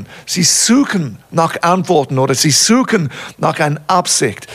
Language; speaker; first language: German; non-native, fluent; English